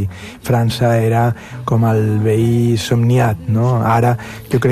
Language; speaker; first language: Catalan; non-native, fluent; Spanish